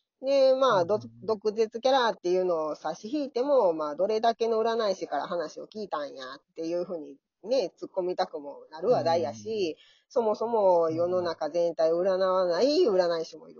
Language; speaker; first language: Japanese; native; Japanese